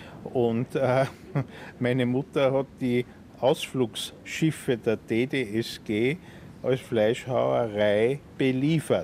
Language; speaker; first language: German; native; German